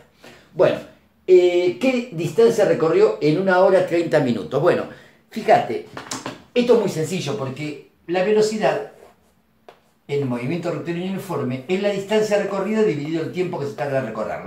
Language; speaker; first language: Spanish; native; Spanish